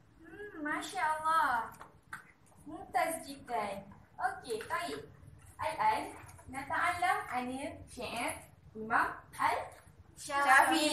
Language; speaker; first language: Arabic; non-native, learner; Malay